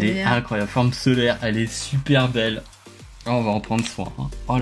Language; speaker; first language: French; native; French